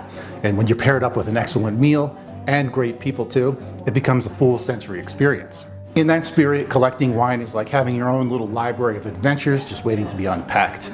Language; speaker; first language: English; native; English